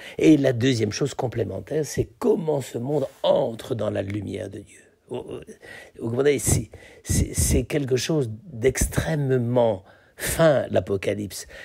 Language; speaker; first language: French; native; French